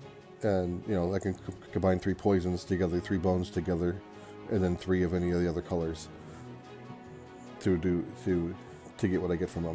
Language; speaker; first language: English; native; English